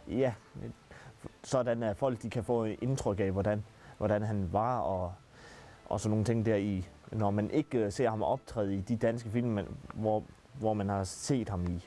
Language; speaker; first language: Danish; native; Danish